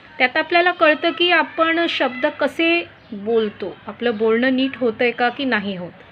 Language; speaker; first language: Marathi; non-native, local second language; Konkani